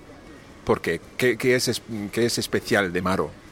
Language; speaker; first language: Spanish; non-native, fluent; English